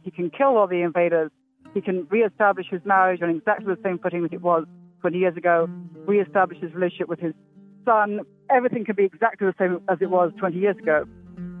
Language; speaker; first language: English; native; English